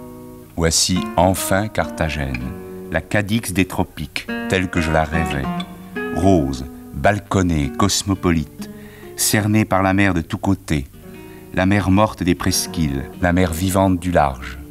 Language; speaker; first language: French; native; French